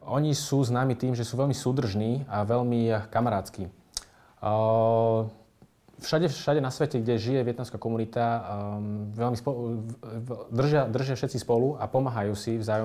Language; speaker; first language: Slovak; early bilingual, other home language; Vietnamese